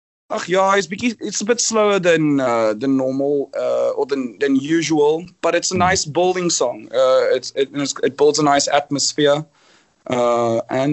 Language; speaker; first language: English; non-native, local second language; Afrikaans